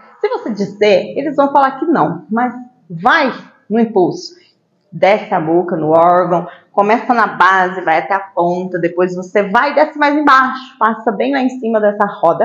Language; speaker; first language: Portuguese; native; Portuguese